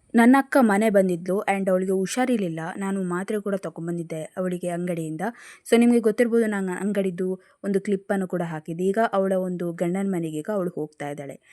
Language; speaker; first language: Kannada; non-native, local second language; Tulu